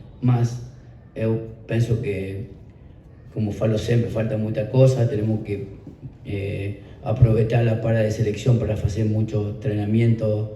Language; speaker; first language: Portuguese; non-native, learner; Spanish